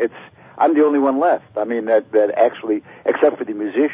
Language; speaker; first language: English; native; English